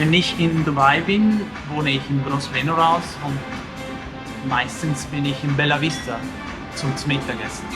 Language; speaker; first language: German; non-native, local second language; Italian